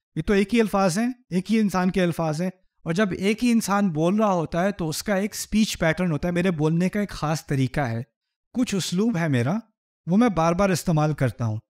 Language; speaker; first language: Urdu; native; Urdu